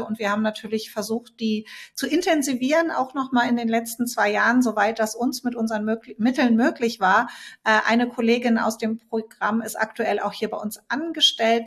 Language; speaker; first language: German; native; German